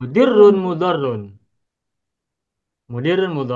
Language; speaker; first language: Arabic; non-native, fluent; Indonesian